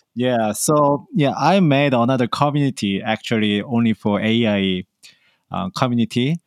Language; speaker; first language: English; non-native, learner; Korean